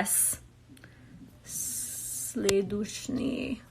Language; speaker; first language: Russian; non-native, learner; English